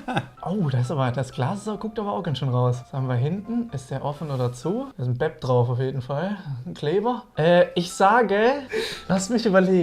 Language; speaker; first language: German; native; German